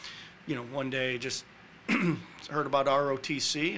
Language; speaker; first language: English; native; English